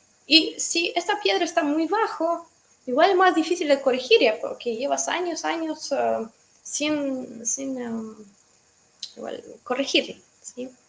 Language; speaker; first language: Spanish; non-native, fluent; Russian